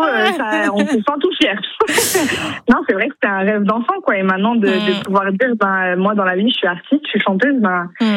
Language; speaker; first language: French; native; French